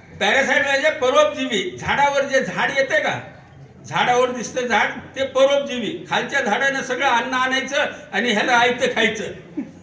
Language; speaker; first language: Marathi; non-native, local second language; Urdu